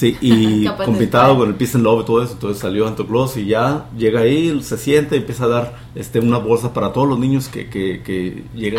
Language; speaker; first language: Spanish; native; Spanish